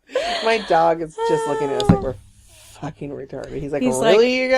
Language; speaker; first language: English; native; English